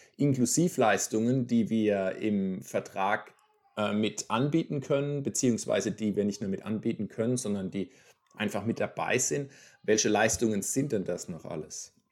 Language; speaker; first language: German; native; German